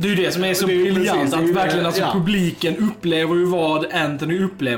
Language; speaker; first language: Swedish; native; Swedish